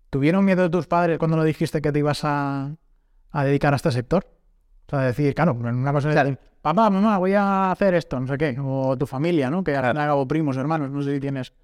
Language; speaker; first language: Spanish; native; Spanish